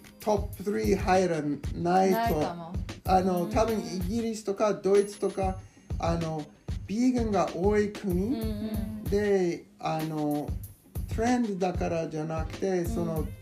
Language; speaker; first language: Japanese; non-native, learner; English